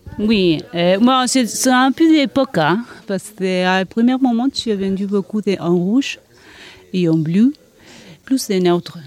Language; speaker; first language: French; non-native, learner; Spanish